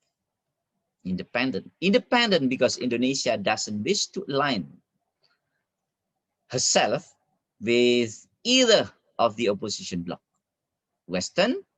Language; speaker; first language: English; non-native, fluent; Indonesian